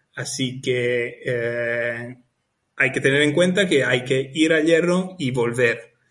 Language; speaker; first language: Spanish; non-native, fluent; Italian